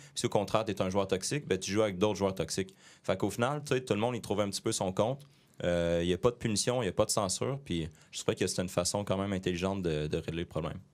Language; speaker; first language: French; native; French